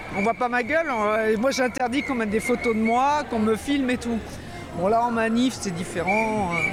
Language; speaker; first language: French; native; French